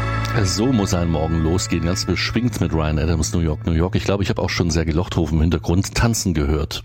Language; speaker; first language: German; native; German